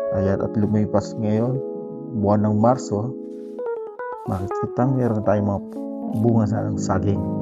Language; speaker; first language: Filipino; native; Filipino